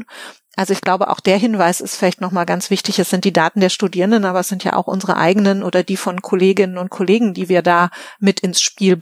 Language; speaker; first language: German; native; German